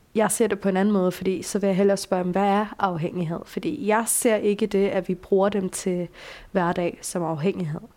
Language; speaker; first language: Danish; early bilingual, other home language; Bulgarian